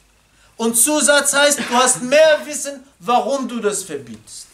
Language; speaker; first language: German; non-native, fluent; Arabic